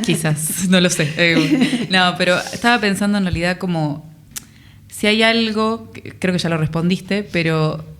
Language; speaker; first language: Spanish; native; Spanish